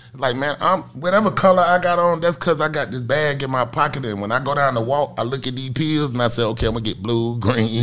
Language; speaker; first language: English; native; English